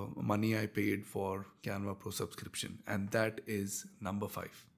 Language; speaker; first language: English; non-native, local second language; Kannada